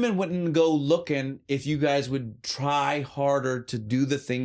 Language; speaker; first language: English; native; English